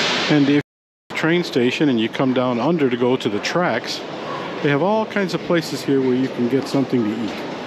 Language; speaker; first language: English; native; English